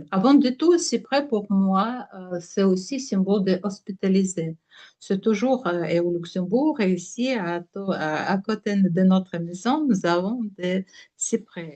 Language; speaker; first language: French; non-native, learner; Russian